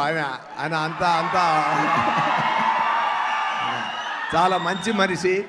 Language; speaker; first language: Telugu; non-native, learner; Tamil